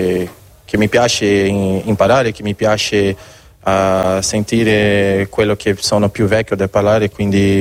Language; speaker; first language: Italian; non-native, learner; Spanish